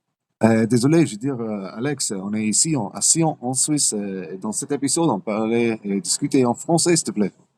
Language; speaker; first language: French; non-native, learner; English